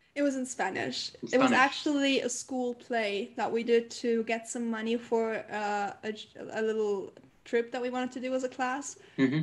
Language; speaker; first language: English; early bilingual, other home language; German